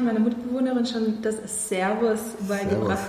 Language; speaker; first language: German; non-native, fluent; Russian